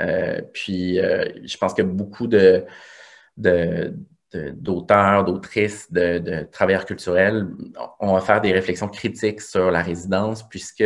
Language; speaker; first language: French; native; French